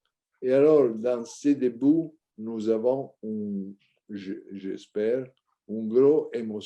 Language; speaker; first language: French; non-native, learner; Italian